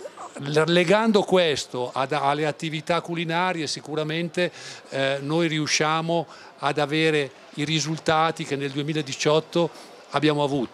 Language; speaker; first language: Italian; native; Italian